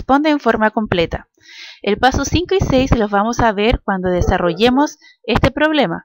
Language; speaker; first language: Spanish; native; Spanish